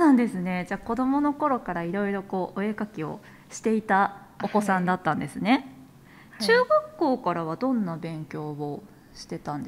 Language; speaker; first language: Japanese; native; Japanese